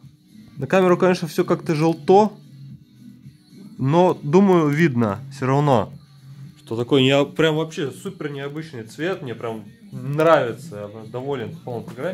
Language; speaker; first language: Russian; native; Russian